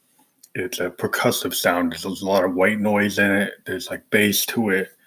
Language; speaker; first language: English; native; English